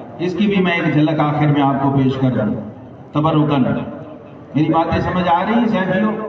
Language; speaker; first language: Urdu; non-native, local second language; Punjabi